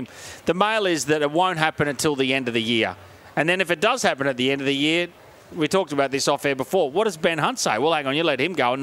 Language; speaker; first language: English; native; English